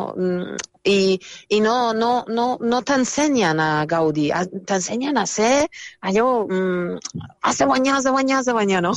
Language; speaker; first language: Catalan; non-native, fluent; Persian